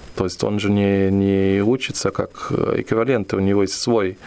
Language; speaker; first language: Russian; non-native, fluent; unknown